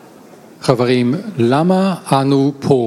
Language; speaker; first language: Hebrew; non-native, learner; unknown